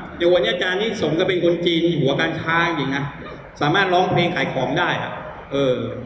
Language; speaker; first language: Thai; native; Thai